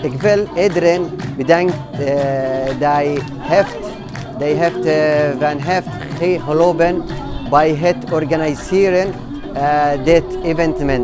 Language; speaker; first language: Dutch; non-native, learner; Arabic